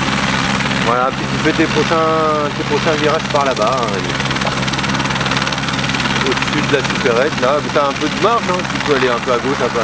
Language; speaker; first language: French; native; French